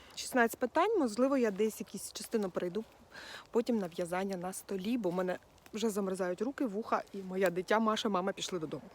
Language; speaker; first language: Ukrainian; non-native, local second language; Russian